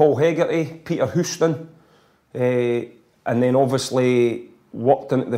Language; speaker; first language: English; native; English